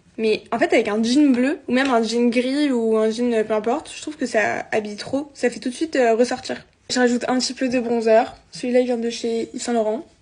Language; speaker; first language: French; native; French